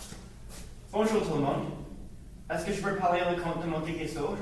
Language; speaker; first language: French; non-native, learner; English